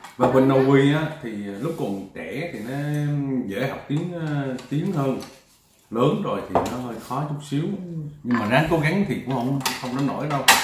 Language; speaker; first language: Vietnamese; early bilingual, heritage; Vietnamese